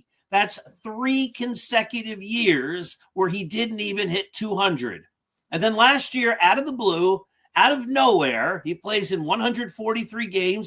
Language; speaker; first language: English; native; English